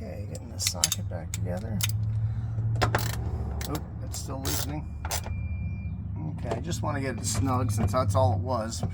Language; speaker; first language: English; native; English